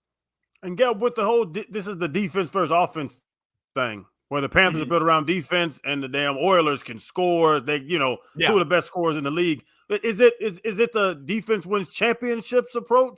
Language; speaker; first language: English; native; English